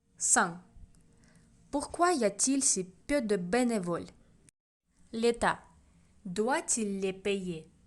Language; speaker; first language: French; non-native, fluent; Russian